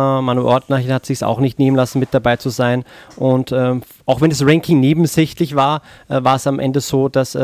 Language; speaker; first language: German; native; German